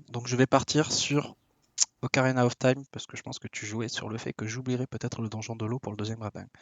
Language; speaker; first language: French; native; French